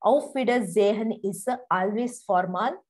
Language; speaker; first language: German; non-native, fluent; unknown